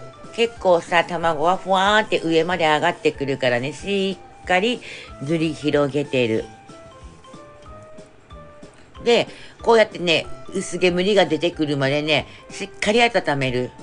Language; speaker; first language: Japanese; native; Japanese